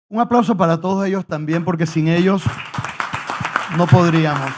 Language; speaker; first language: Spanish; native; Spanish